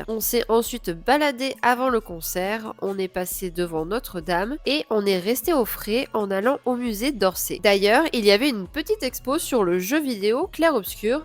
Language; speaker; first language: French; native; French